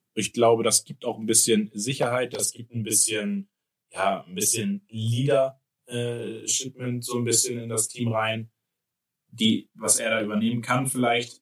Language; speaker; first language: German; native; German